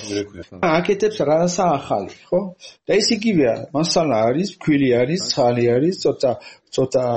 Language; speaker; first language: Georgian; non-native, learner; French